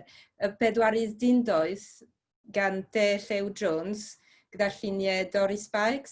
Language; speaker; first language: Welsh; non-native, fluent; French